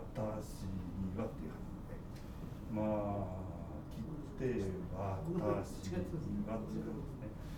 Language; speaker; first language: Japanese; native; Japanese